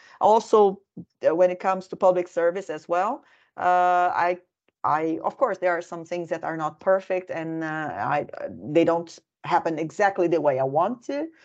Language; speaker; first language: English; non-native, fluent; Portuguese